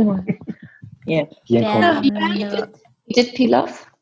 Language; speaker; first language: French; non-native, learner; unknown